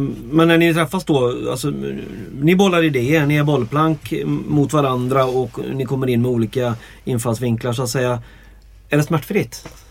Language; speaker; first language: Swedish; native; Swedish